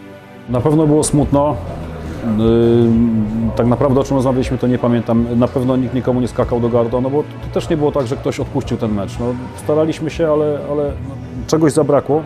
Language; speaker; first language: Polish; native; Polish